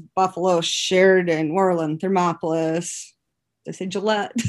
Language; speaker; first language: English; native; English